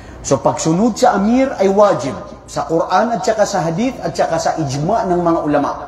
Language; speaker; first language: Filipino; non-native, local second language; Maranao